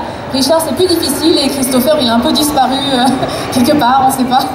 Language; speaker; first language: French; native; French